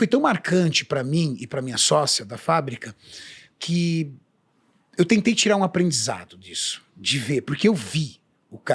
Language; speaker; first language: Portuguese; native; Portuguese